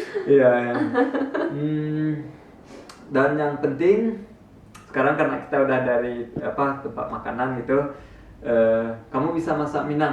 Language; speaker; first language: Indonesian; early bilingual, heritage; Indonesian